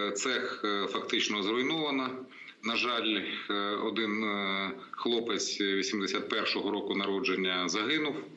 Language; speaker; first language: Ukrainian; non-native, local second language; Russian